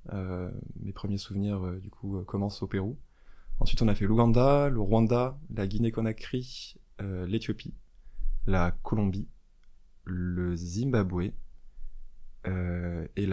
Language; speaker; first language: French; native; French